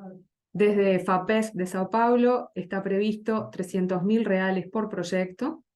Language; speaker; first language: Spanish; native; Spanish